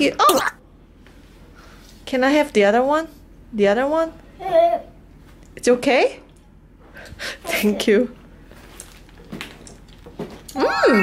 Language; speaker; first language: English; non-native, fluent; Korean